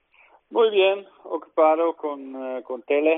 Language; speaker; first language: Spanish; non-native, learner; Dutch